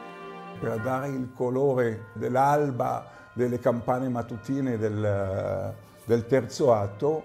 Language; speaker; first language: Italian; non-native, fluent; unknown